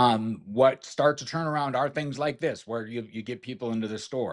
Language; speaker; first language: English; native; English